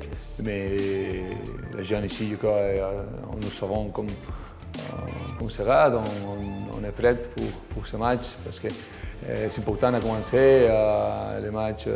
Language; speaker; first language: French; non-native, learner; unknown